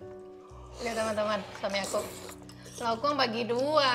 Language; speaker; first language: Indonesian; native; Indonesian